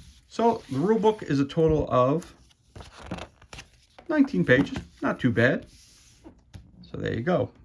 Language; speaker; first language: English; native; English